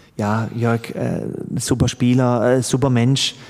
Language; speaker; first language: German; early bilingual, other home language; Croatian